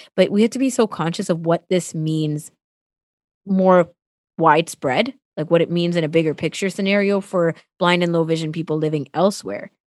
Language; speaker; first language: English; non-native, fluent; Tamil